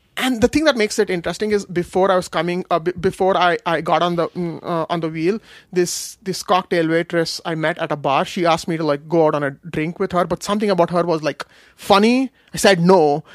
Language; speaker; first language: English; non-native, local second language; Kashmiri